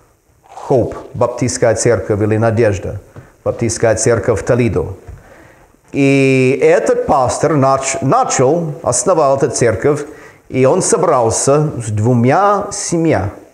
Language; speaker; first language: Russian; non-native, fluent; English